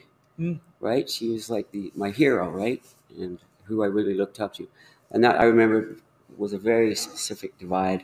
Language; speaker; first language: English; native; English